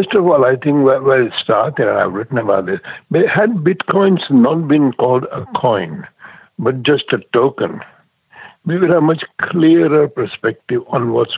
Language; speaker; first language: English; non-native, local second language; Gujarati